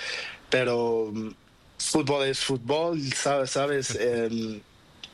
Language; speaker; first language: Spanish; non-native, learner; Portuguese